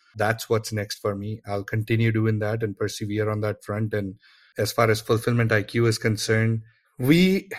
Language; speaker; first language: English; non-native, local second language; Gujarati